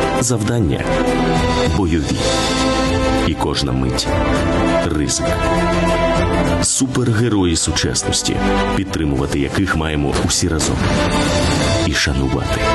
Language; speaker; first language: Ukrainian; native; Ukrainian